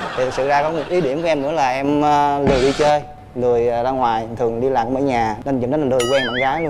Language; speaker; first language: Vietnamese; native; Vietnamese